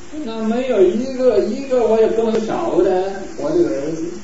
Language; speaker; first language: Chinese; native; Chinese